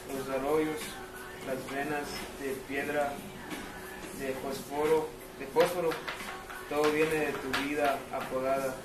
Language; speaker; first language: Spanish; native; Spanish